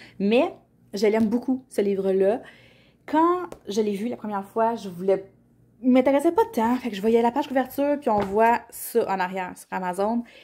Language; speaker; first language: French; native; French